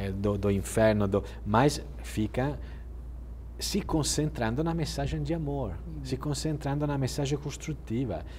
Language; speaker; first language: Portuguese; non-native, fluent; Italian